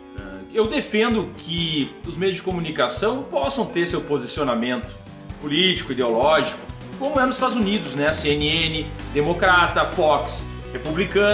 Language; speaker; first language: Portuguese; native; Portuguese